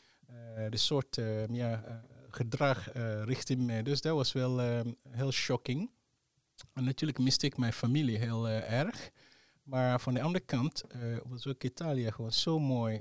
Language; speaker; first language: Dutch; non-native, fluent; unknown